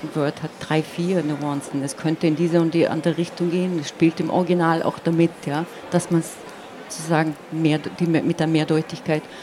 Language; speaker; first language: German; non-native, local second language; Slovenian